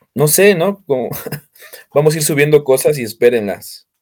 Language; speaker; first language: Spanish; native; Spanish